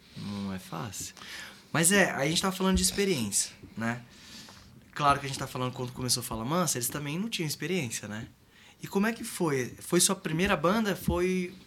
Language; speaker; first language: Portuguese; native; Portuguese